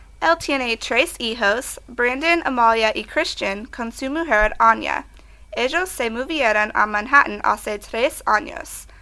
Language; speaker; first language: Spanish; non-native, learner; English